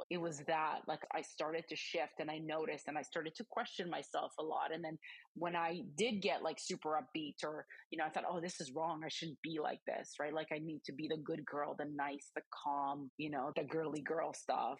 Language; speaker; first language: English; early bilingual, other home language; Croatian